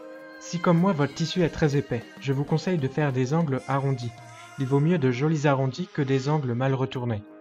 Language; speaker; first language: French; native; French